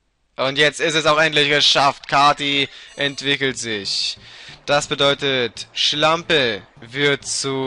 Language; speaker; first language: German; native; German